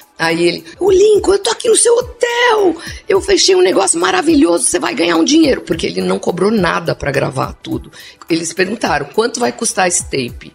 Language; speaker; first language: Portuguese; non-native, local second language; English